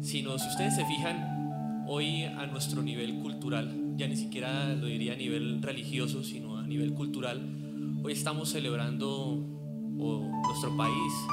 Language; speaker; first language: Spanish; native; Spanish